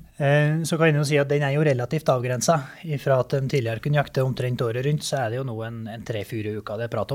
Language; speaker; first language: Norwegian; native; Norwegian